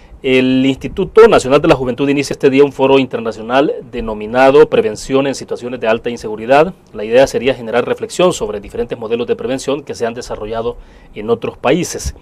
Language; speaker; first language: Spanish; native; Spanish